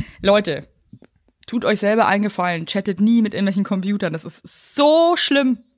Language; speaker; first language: German; native; German